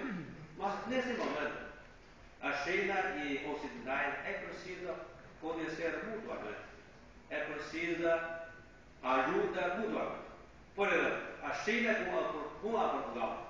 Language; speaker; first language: Portuguese; non-native, fluent; Chinese